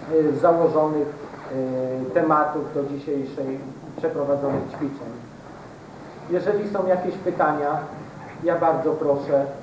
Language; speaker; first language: Polish; native; Polish